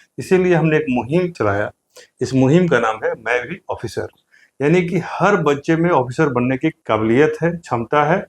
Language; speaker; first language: Hindi; native; Hindi